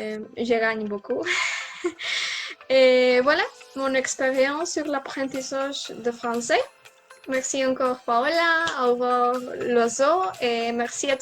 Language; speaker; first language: French; non-native, learner; Spanish